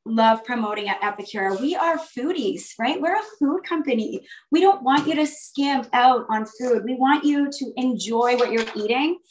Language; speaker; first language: English; native; English